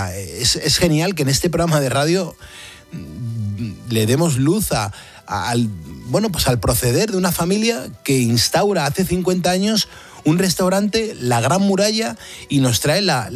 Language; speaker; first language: Spanish; native; Spanish